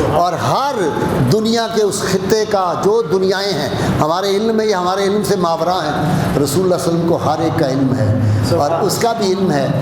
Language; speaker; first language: Urdu; non-native, local second language; Punjabi